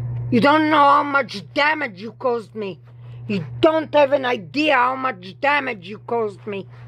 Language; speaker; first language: English; non-native, fluent; Hebrew